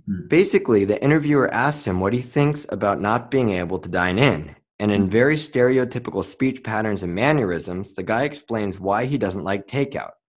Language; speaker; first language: English; native; English